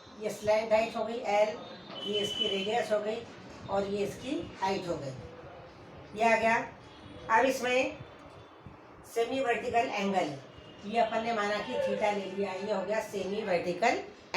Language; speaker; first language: Hindi; native; Hindi